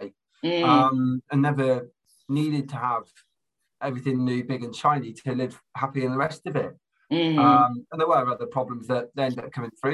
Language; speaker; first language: English; native; English